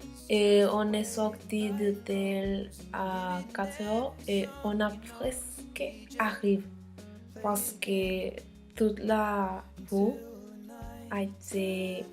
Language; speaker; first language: French; non-native, learner; Spanish